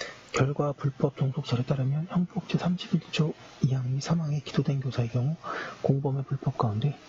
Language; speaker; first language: Korean; native; Korean